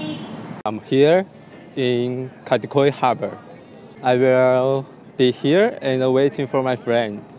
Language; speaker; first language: English; non-native, learner; Chinese